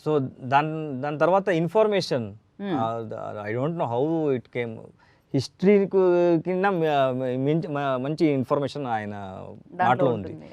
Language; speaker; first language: Telugu; non-native, learner; Kannada